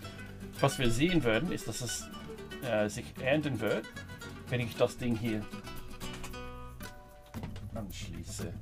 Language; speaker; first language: German; non-native, fluent; English